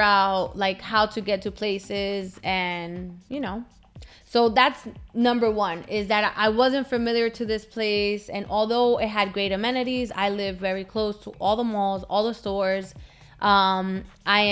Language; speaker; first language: English; early bilingual, other home language; Spanish